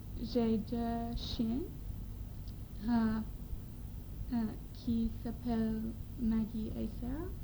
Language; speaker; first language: French; non-native, learner; English